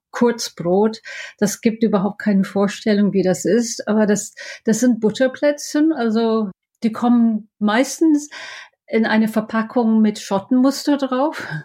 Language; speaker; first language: German; non-native, fluent; English